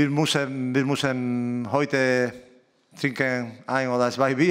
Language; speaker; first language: German; non-native, learner; Spanish